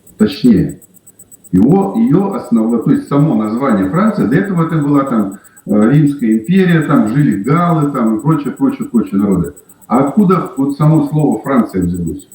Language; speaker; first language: Russian; native; Russian